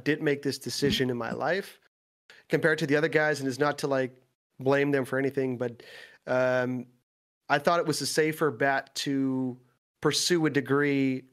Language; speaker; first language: English; non-native, fluent; Dutch